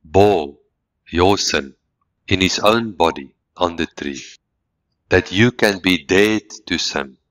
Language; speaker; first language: English; non-native, local second language; Afrikaans